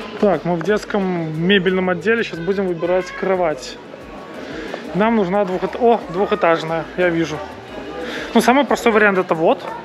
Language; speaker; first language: Russian; native; Russian